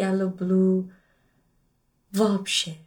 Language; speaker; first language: Russian; non-native, learner; English